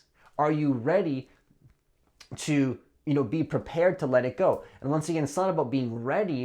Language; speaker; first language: English; native; English